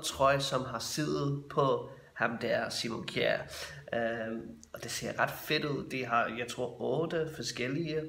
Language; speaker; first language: Danish; native; Danish